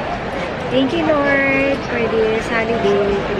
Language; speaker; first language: English; non-native, local second language; Filipino